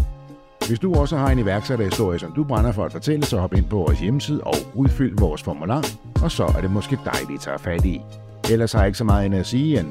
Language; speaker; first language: Danish; native; Danish